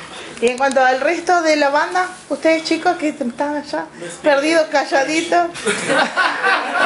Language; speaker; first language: Spanish; native; Spanish